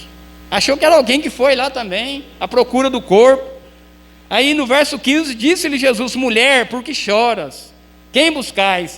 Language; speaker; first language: Portuguese; native; Portuguese